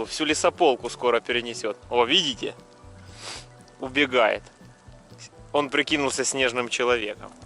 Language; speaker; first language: Russian; native; Russian